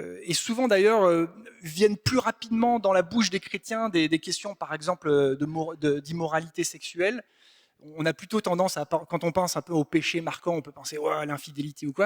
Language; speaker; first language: French; native; French